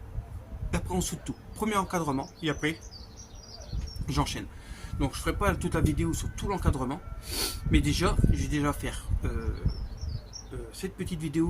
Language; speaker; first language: French; native; French